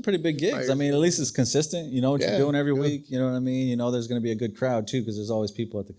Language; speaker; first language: English; native; English